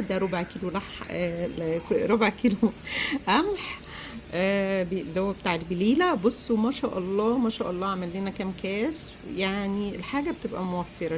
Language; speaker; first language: Arabic; native; Arabic